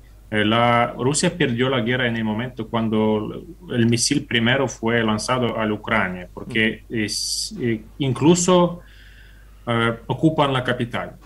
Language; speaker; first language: Spanish; non-native, fluent; Ukrainian